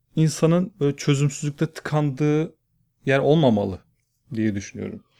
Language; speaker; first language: Turkish; native; Turkish